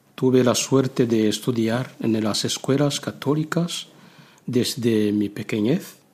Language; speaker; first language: Spanish; non-native, fluent; Kinyarwanda